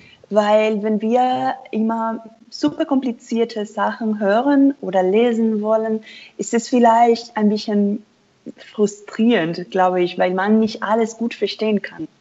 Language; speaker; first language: German; non-native, fluent; Spanish